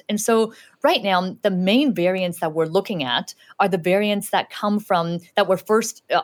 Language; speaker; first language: English; early bilingual, other home language; Chinese